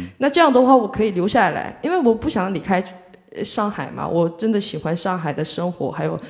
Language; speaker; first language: Chinese; non-native, fluent; Korean